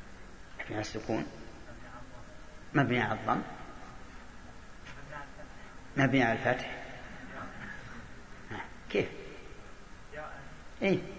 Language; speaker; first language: Arabic; native; Arabic